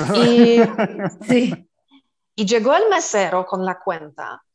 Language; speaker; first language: Spanish; non-native, fluent; Polish